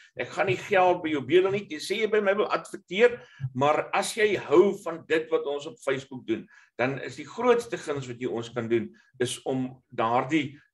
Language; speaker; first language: Afrikaans; native; Afrikaans